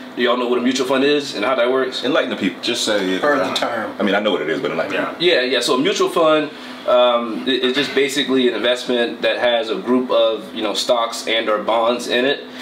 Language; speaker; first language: English; native; English